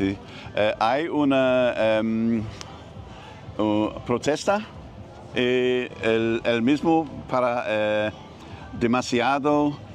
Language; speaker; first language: Spanish; non-native, learner; English